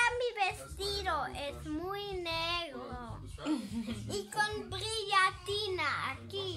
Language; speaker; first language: Spanish; early bilingual, heritage; Spanish